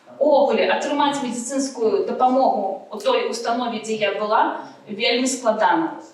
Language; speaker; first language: Belarusian; non-native, local second language; Russian